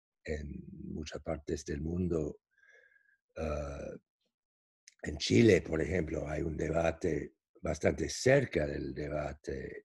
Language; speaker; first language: Spanish; non-native, fluent; English